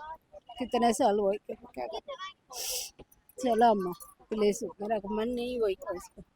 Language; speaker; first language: Hindi; non-native, local second language; Tamil